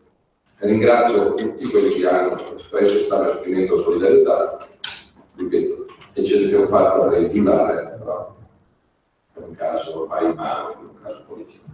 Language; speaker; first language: Italian; native; Italian